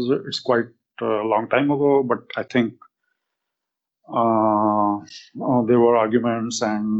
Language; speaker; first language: English; non-native, local second language; Hindi